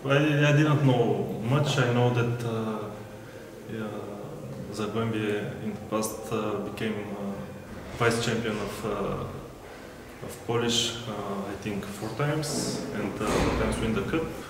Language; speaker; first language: English; non-native, fluent; Bulgarian